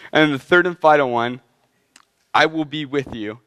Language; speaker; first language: English; native; English